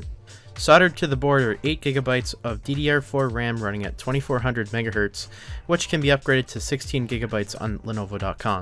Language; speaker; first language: English; native; English